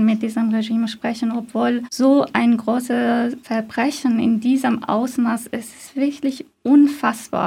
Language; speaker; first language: German; non-native, fluent; Persian